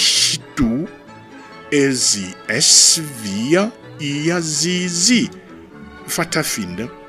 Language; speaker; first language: German; non-native, fluent; Rundi